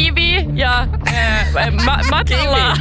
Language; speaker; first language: Finnish; non-native, local second language; Swedish